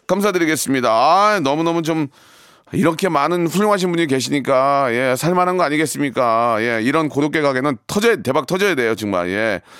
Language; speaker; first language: Korean; native; Korean